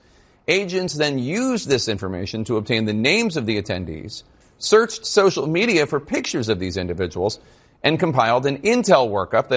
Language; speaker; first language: English; native; English